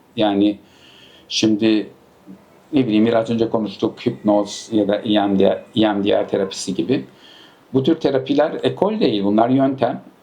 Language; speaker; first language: Turkish; early bilingual, heritage; Turkish